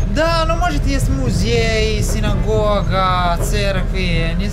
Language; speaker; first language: Russian; non-native, fluent; Italian